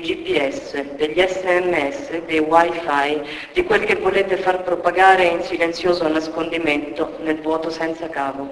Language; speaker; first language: Italian; native; Italian